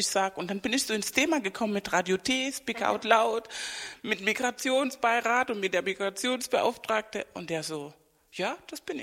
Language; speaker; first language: German; non-native, fluent; Spanish